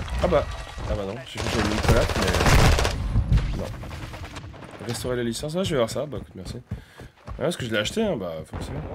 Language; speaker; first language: French; native; French